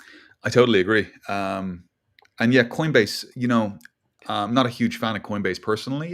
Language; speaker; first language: English; native; English